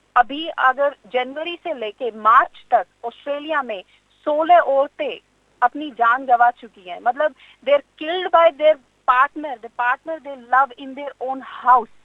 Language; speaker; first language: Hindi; native; Hindi